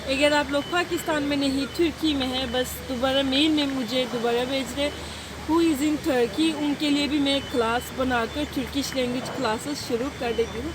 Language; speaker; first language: Hindi; non-native, fluent; Turkish